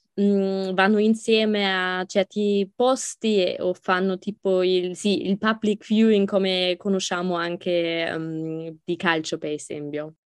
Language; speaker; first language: Italian; non-native, fluent; German